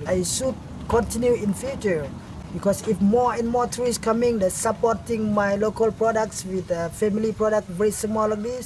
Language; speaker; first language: English; non-native, learner; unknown